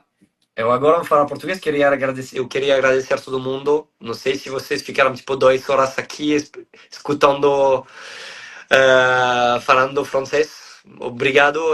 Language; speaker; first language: Portuguese; non-native, fluent; French